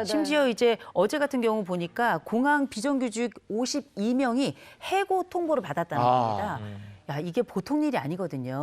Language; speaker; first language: Korean; native; Korean